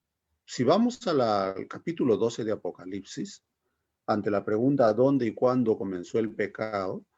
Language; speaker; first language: Spanish; native; Spanish